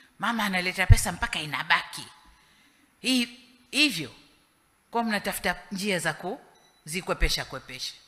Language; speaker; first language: Swahili; native; Swahili